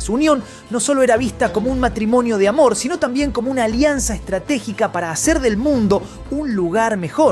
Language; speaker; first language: Spanish; native; Spanish